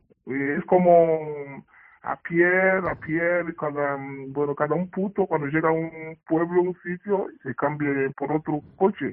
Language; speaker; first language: Spanish; non-native, learner; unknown